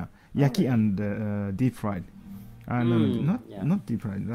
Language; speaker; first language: English; non-native, learner; Japanese